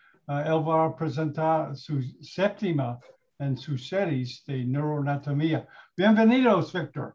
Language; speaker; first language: Spanish; non-native, learner; English